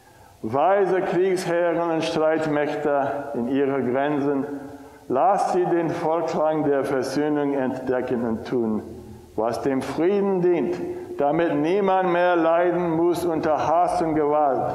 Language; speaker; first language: German; non-native, fluent; English